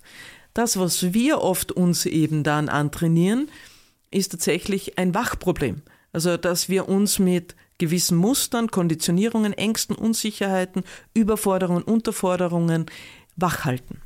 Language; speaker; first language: German; native; German